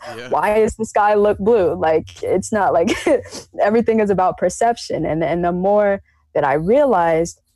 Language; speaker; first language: English; native; English